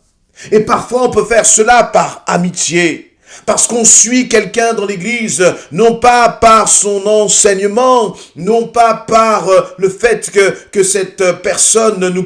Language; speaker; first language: French; native; French